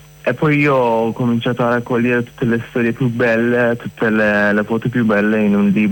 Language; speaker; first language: Italian; non-native, fluent; Persian